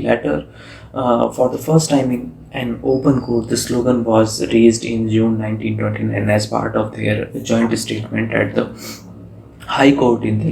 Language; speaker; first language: English; non-native, local second language; Hindi